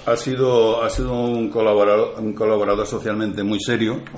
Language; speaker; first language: Spanish; native; Spanish